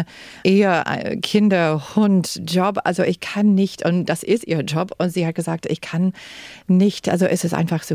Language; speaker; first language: German; non-native, fluent; English